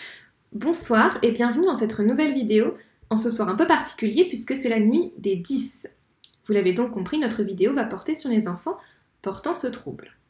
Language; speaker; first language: French; native; French